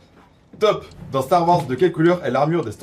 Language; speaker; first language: French; native; French